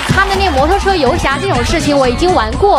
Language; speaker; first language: Chinese; native; Chinese